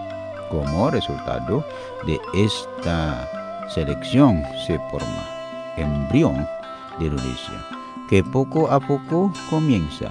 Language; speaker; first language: Spanish; non-native, learner; Indonesian